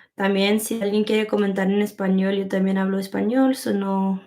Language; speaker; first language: Spanish; early bilingual, heritage; Spanish